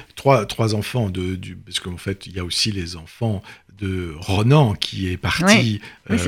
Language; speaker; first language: French; native; French